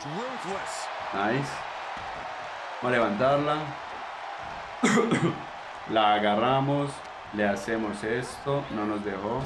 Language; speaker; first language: Spanish; native; Spanish